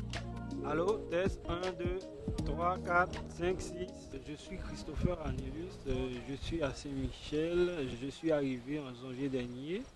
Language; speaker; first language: French; non-native, local second language; Haitian Creole